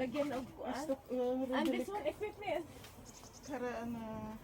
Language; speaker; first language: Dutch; non-native, learner; Cebuano